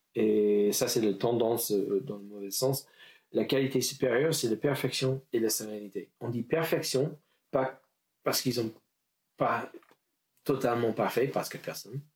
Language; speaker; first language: French; non-native, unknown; English